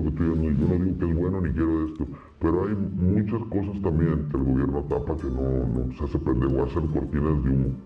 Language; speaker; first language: Spanish; native; Spanish